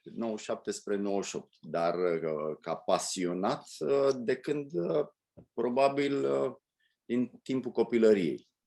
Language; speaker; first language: Romanian; native; Romanian